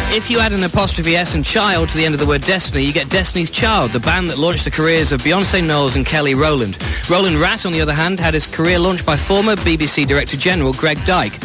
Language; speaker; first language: English; native; English